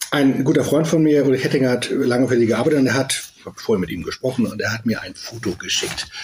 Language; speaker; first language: German; native; German